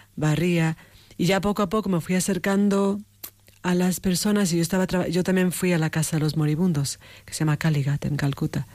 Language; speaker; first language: Spanish; native; Spanish